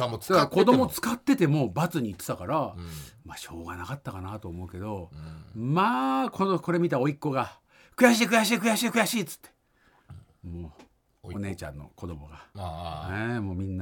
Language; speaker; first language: Japanese; native; Japanese